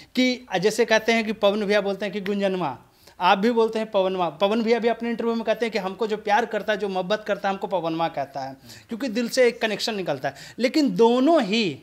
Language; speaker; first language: Hindi; native; Hindi